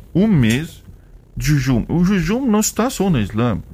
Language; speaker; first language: Portuguese; non-native, learner; Arabic